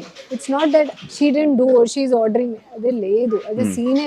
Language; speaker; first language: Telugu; non-native, learner; Hindi